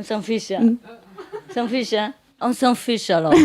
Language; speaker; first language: French; non-native, learner; Vietnamese